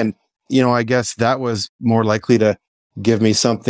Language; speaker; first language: English; native; English